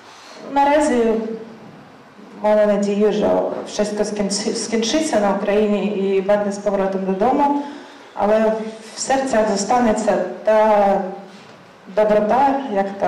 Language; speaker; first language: Polish; non-native, learner; Ukrainian